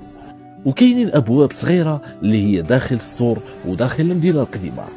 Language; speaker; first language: Arabic; native; Arabic